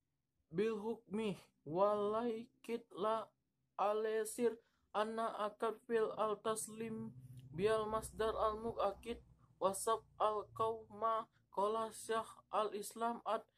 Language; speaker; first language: Arabic; non-native, learner; Indonesian